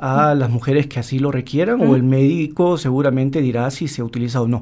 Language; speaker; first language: Spanish; native; Spanish